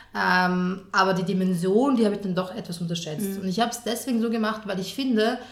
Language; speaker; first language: German; early bilingual, other home language; Serbian